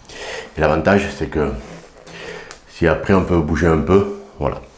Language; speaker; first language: French; native; French